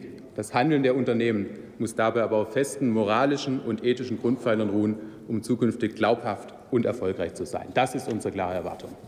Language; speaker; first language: German; native; German